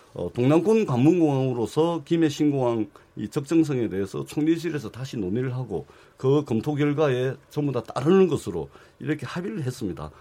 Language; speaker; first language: Korean; native; Korean